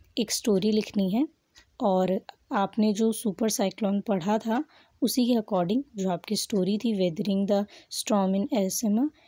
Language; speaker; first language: Hindi; native; Hindi